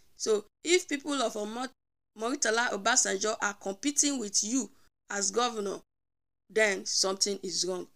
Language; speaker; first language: Nigerian Pidgin; native; Nigerian Pidgin